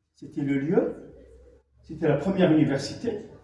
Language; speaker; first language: French; non-native, local second language; Arabic